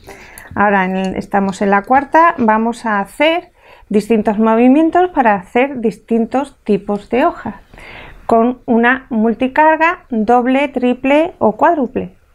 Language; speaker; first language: Spanish; native; Spanish